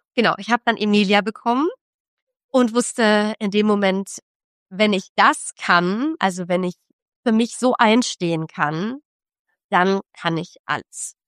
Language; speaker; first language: German; early bilingual, other home language; Polish